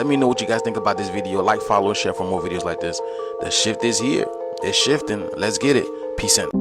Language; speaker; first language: English; native; English